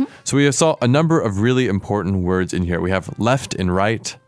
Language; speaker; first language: English; native; English